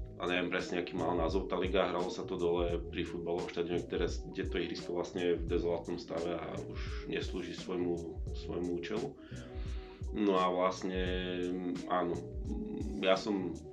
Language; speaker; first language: Slovak; native; Slovak